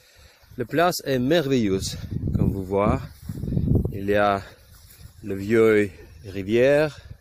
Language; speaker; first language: French; non-native, learner; Ukrainian